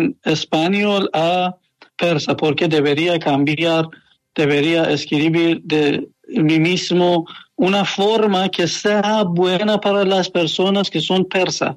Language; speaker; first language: Spanish; non-native, learner; Persian